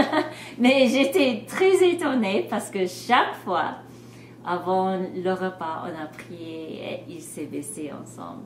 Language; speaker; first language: French; non-native, fluent; English